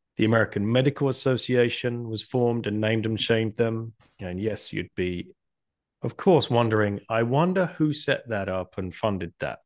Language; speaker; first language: English; native; English